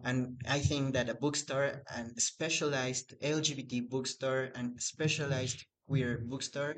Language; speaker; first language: English; non-native, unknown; Spanish